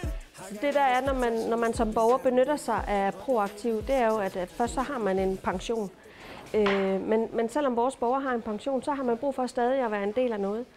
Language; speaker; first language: Danish; native; Danish